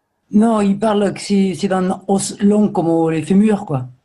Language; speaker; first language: French; native; French